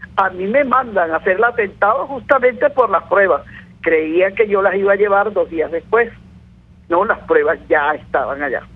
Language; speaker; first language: Spanish; native; Spanish